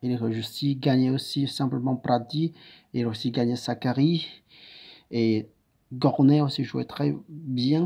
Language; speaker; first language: French; non-native, learner; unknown